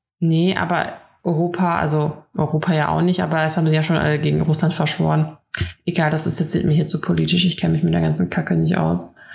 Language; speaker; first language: German; early bilingual, other home language; Russian